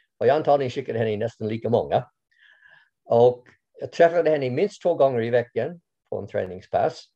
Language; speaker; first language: Swedish; non-native, fluent; English